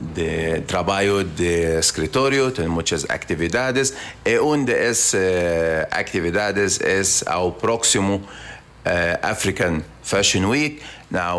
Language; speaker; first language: Portuguese; non-native, learner; Arabic